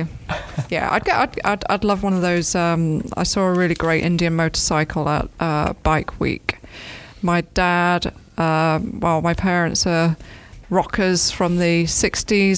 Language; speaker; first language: English; native; English